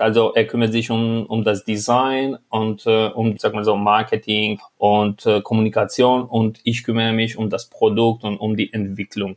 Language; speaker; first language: German; non-native, fluent; Albanian